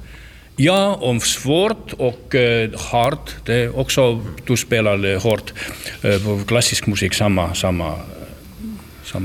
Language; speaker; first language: Swedish; non-native, learner; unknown